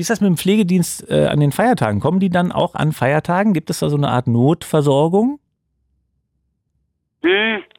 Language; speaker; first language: German; native; German